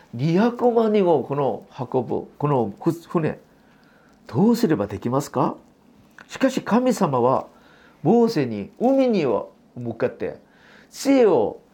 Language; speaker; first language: Japanese; non-native, fluent; Korean